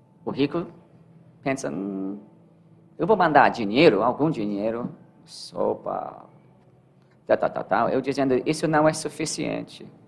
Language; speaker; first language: Portuguese; non-native, learner; English